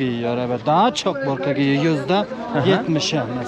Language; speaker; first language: Turkish; non-native, learner; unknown